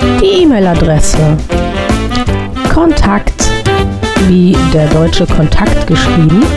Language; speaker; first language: German; native; German